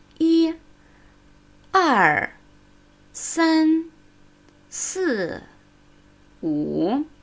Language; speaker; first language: Chinese; non-native, fluent; German